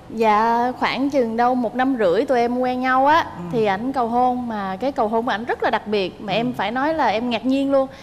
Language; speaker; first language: Vietnamese; native; Vietnamese